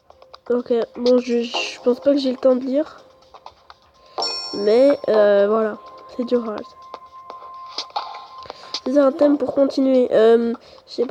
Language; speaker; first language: French; native; French